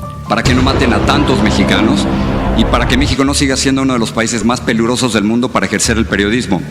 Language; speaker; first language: Spanish; native; Spanish